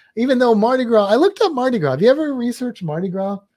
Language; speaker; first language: English; native; English